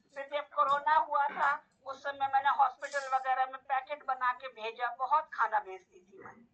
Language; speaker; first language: Hindi; non-native, local second language; Bangla